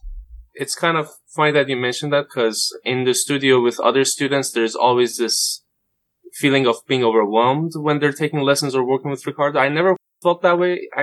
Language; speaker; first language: English; non-native, fluent; Persian